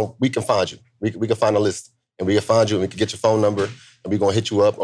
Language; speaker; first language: English; native; English